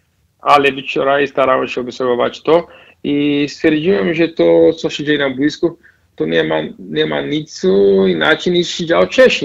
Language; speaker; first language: Polish; non-native, fluent; Portuguese